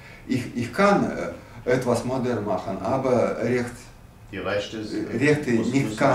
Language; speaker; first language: German; non-native, learner; Russian